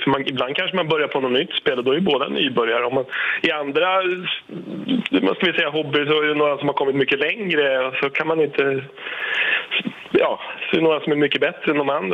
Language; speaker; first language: Swedish; native; Swedish